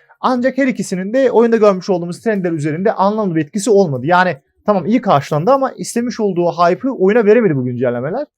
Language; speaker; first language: Turkish; native; Turkish